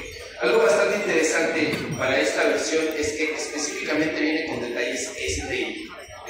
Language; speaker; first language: Spanish; native; Spanish